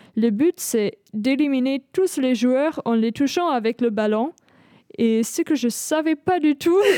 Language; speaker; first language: French; non-native, fluent; German